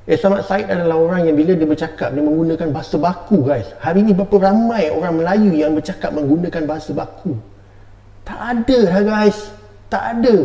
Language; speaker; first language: Malay; native; Malay